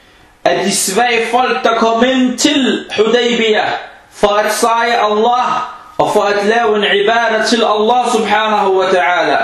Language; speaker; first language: Danish; non-native, fluent; Arabic